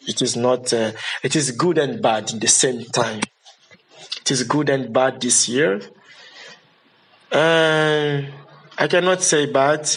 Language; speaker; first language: English; non-native, learner; Lingala